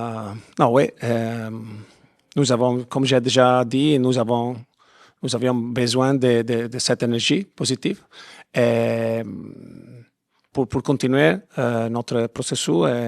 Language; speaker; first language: French; non-native, fluent; Italian